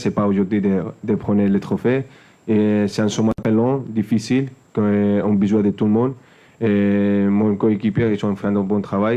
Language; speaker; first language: French; non-native, fluent; Spanish